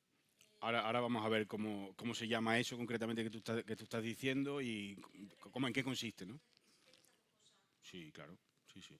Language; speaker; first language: Spanish; native; Spanish